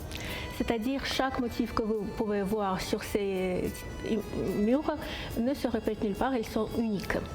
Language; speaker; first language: French; non-native, fluent; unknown